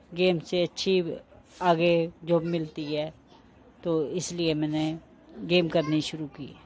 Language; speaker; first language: Hindi; native; Hindi